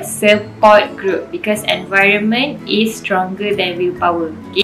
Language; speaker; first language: English; non-native, local second language; Malay